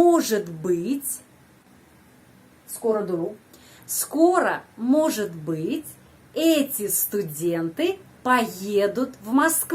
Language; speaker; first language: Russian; non-native, fluent; Indonesian